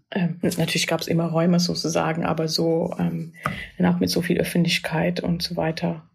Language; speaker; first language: German; non-native, fluent; English